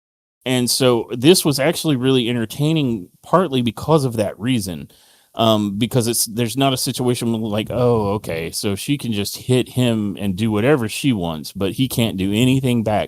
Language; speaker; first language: English; native; English